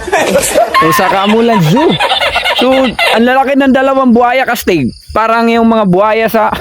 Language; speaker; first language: Filipino; non-native, local second language; Cebuano